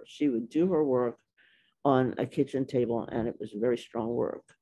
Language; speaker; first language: English; native; English